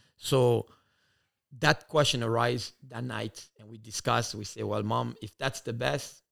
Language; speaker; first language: English; early bilingual, other home language; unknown